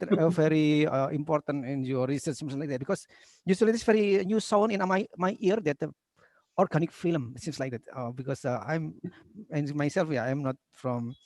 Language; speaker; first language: English; non-native, learner; Indonesian